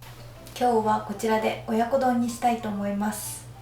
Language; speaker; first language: Japanese; native; Japanese